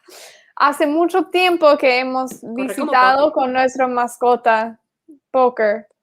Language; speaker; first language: Spanish; non-native, fluent; English